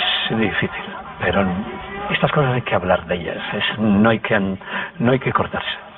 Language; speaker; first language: Spanish; native; Spanish